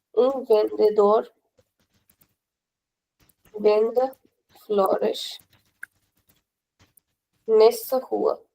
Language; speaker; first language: Portuguese; non-native, fluent; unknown